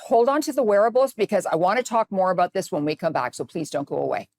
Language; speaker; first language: English; native; English